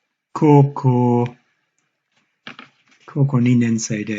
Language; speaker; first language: Japanese; non-native, fluent; English